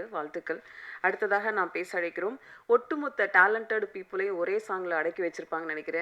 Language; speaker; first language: Tamil; native; Tamil